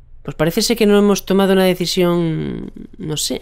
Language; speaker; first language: Spanish; native; Spanish